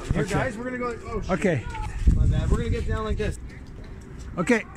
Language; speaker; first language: English; native; English